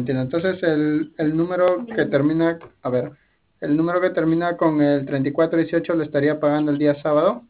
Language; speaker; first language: Spanish; native; Spanish